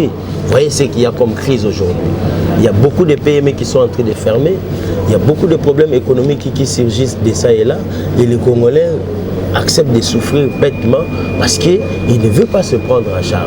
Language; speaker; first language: French; non-native, local second language; Lingala